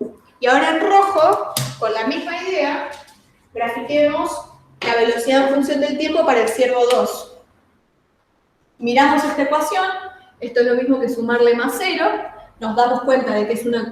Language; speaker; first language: Spanish; native; Spanish